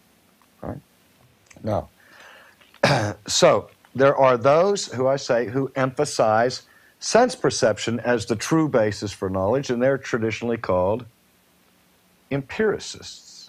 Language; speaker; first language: English; native; English